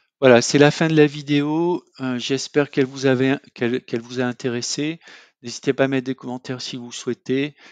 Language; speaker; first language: French; native; French